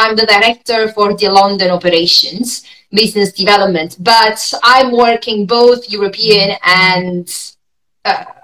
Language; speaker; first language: English; non-native, fluent; Italian